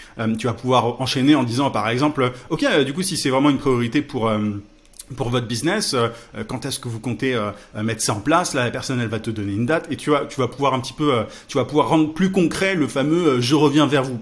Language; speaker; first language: French; native; French